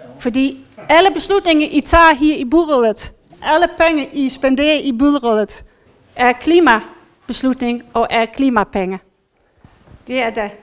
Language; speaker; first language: Danish; non-native, fluent; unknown